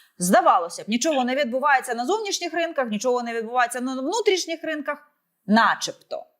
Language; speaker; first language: Ukrainian; native; Ukrainian